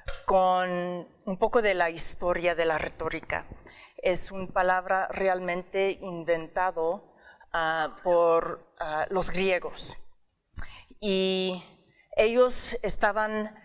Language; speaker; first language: Spanish; early bilingual, heritage; English